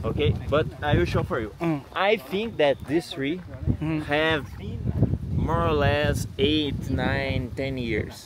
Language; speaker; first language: English; non-native, learner; Portuguese